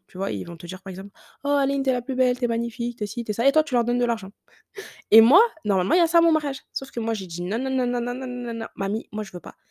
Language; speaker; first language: French; early bilingual, other home language; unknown